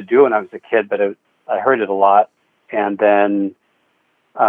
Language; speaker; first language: English; native; English